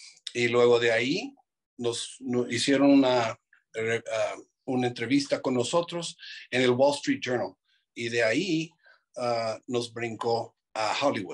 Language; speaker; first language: Spanish; non-native, fluent; English